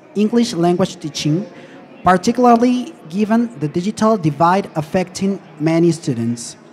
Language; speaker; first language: English; non-native, fluent; Spanish